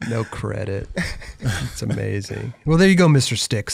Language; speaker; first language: English; native; English